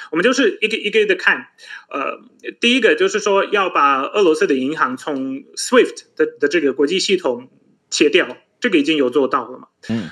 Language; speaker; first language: Chinese; non-native, fluent; Polish